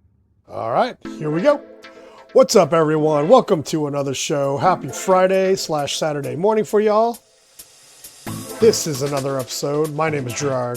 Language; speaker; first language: English; native; English